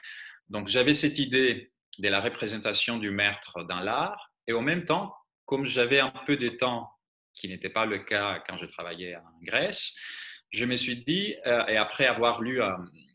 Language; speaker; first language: French; non-native, fluent; Greek